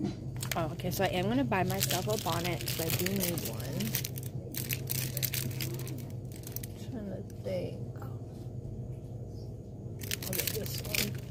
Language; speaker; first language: English; native; English